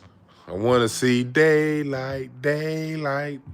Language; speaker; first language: English; native; English